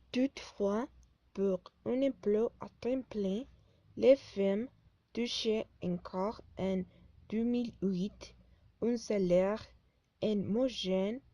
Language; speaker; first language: French; non-native, learner; Spanish